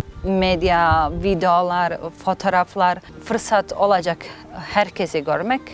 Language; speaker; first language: Turkish; non-native, learner; Bosnian